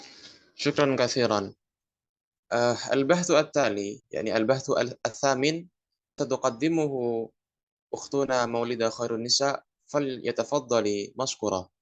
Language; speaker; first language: Arabic; non-native, learner; Indonesian